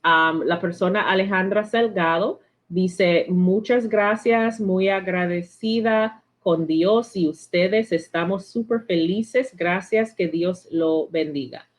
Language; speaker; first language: Spanish; non-native, learner; English